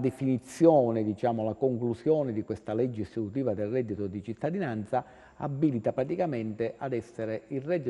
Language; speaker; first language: Italian; native; Italian